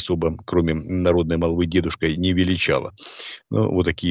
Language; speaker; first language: Russian; native; Russian